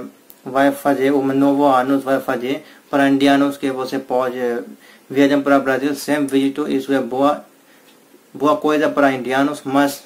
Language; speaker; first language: Portuguese; non-native, learner; Hindi